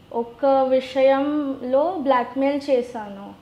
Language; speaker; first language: Telugu; non-native, learner; Hindi